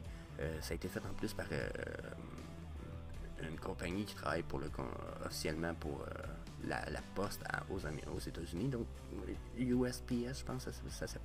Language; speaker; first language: French; native; French